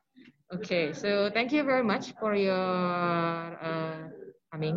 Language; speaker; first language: English; non-native, local second language; Indonesian